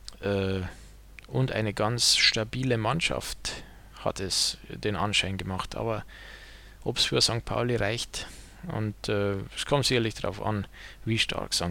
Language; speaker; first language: German; native; German